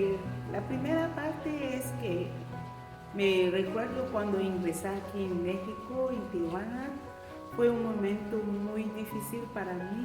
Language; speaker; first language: Spanish; non-native, learner; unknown